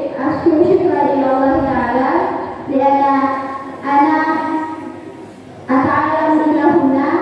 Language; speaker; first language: Arabic; non-native, learner; Indonesian